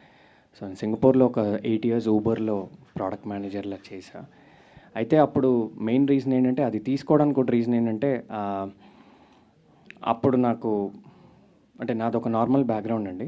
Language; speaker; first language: Telugu; native; Telugu